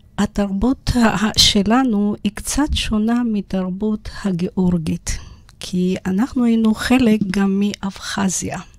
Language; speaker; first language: Hebrew; non-native, fluent; Georgian